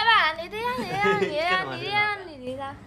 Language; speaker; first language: Chinese; non-native, learner; Vietnamese